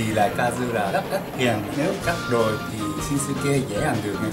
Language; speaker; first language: Vietnamese; non-native, learner; Japanese